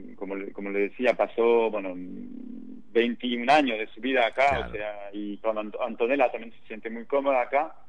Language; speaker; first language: Spanish; non-native, fluent; French